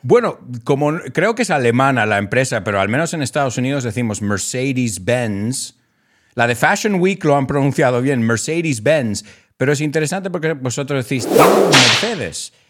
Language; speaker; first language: Spanish; non-native, fluent; English